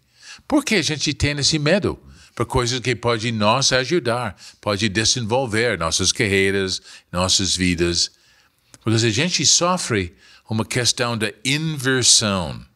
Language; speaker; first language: Portuguese; non-native, fluent; English